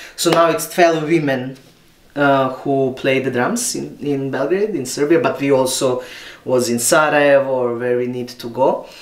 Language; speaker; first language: English; non-native, learner; Serbian